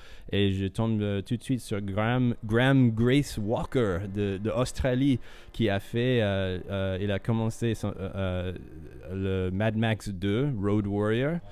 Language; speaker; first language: French; non-native, fluent; English